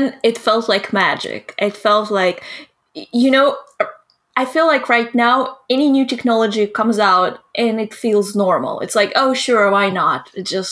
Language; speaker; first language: English; non-native, fluent; Russian